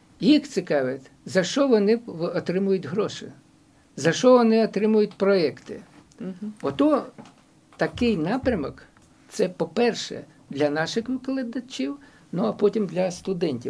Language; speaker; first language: Ukrainian; non-native, local second language; Russian